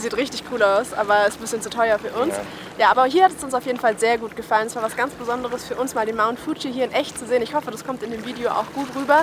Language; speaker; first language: German; native; German